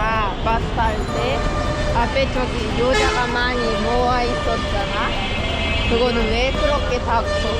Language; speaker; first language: Korean; non-native, fluent; Japanese